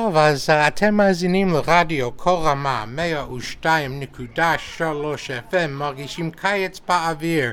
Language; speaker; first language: Hebrew; non-native, learner; English